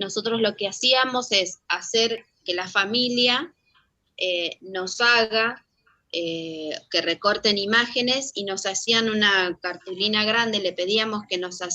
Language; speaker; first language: Spanish; native; Spanish